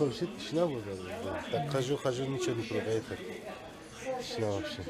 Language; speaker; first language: Russian; non-native, local second language; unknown